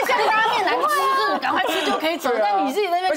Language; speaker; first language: Chinese; native; Chinese